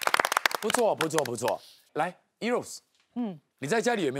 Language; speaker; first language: Chinese; native; Chinese